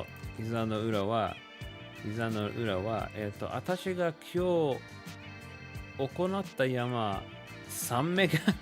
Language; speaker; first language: Japanese; non-native, learner; English